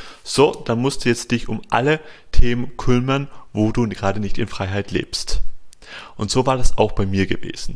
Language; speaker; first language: German; native; German